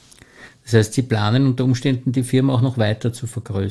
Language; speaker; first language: German; native; German